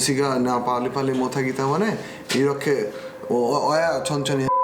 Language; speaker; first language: Korean; non-native, learner; Bangla